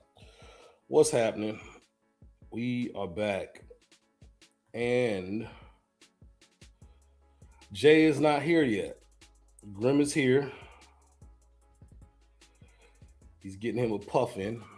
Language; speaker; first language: English; native; English